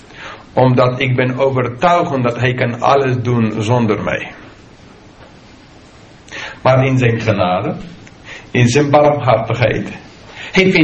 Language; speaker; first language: Dutch; non-native, fluent; English